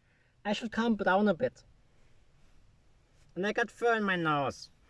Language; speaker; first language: English; non-native, fluent; German